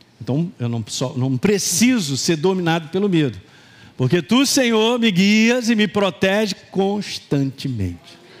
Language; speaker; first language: Portuguese; native; Portuguese